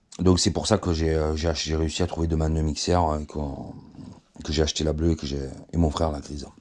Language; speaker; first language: French; native; French